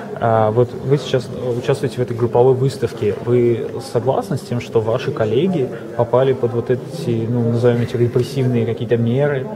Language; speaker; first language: Russian; native; Russian